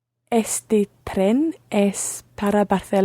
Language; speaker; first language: Spanish; non-native, learner; English